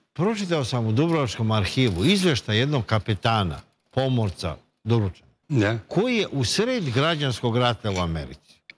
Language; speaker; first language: Bosnian; native; Bosnian